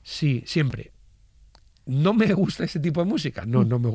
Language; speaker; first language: Spanish; native; Spanish